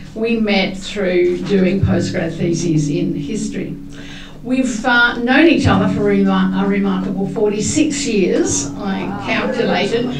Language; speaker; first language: English; native; English